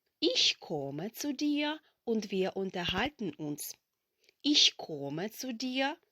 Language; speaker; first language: German; non-native, fluent; Ukrainian